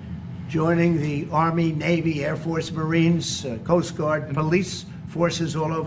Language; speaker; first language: English; native; English